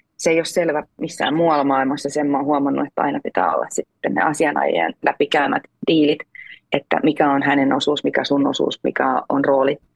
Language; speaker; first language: Finnish; native; Finnish